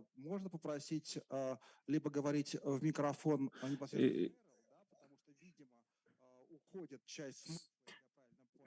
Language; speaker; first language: Russian; native; Russian